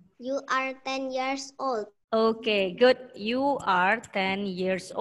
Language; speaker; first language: English; non-native, learner; Indonesian